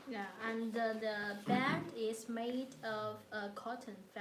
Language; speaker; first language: English; non-native, learner; Chinese